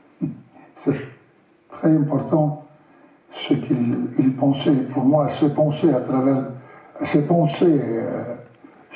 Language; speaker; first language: French; non-native, learner; Russian